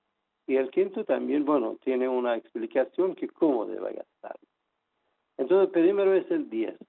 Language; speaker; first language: Spanish; non-native, fluent; Persian